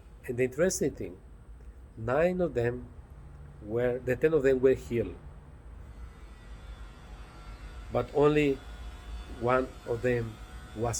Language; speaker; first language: English; non-native, fluent; Spanish